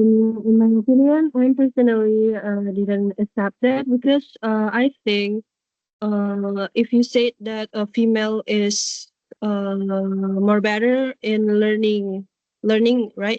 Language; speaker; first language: English; non-native, learner; Indonesian